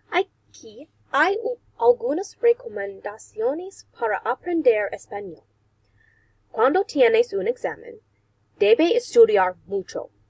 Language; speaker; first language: Spanish; non-native, learner; English